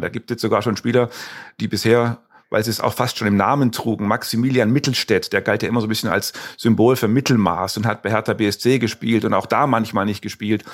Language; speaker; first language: German; native; German